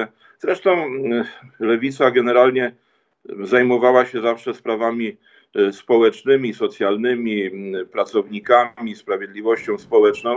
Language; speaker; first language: Polish; native; Polish